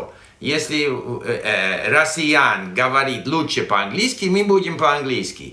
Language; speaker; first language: Russian; non-native, fluent; English